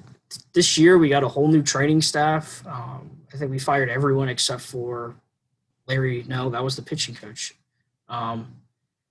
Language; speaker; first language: English; native; English